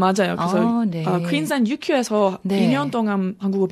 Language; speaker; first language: Korean; non-native, learner; English